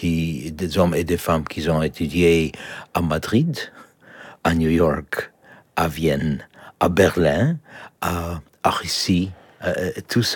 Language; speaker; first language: French; non-native, fluent; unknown